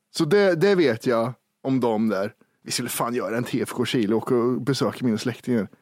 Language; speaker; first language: Swedish; native; Swedish